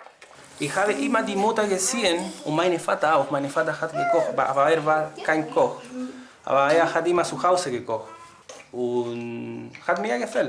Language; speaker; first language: German; non-native, learner; Spanish